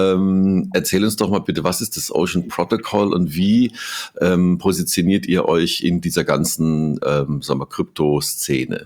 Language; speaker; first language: German; native; German